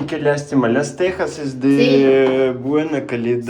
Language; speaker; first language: Spanish; non-native, fluent; Russian